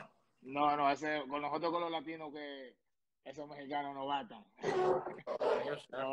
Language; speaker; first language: Spanish; native; Spanish